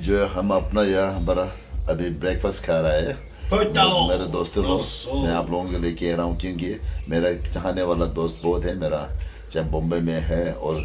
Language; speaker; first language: Hindi; non-native, local second language; Tibetan